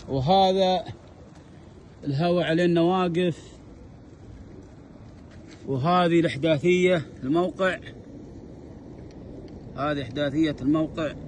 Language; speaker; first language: Arabic; native; Arabic